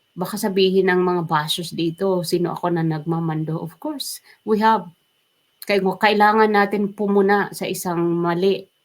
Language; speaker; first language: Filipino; native; Filipino